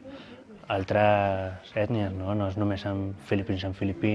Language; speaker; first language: Catalan; early bilingual, other home language; Filipino